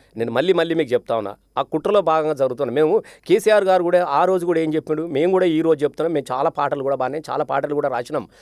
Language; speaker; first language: Telugu; native; Telugu